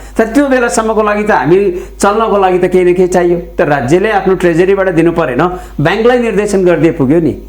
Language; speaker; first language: Nepali; native; Nepali